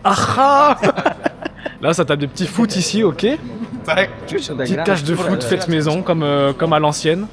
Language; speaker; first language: French; native; French